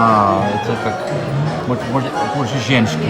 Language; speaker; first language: Russian; non-native, learner; Dutch